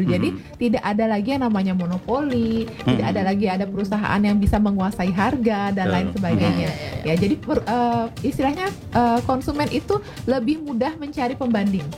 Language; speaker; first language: Indonesian; native; Indonesian